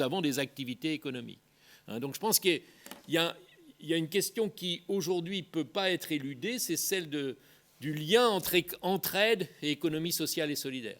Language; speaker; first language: French; native; French